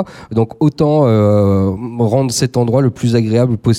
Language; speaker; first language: French; native; French